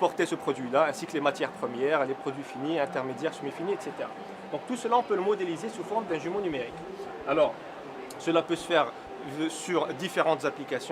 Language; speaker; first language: French; native; French